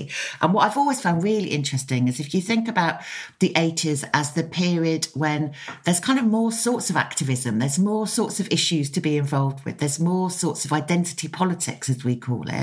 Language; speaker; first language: English; native; English